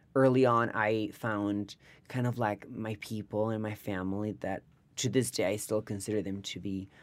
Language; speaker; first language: English; non-native, fluent; Spanish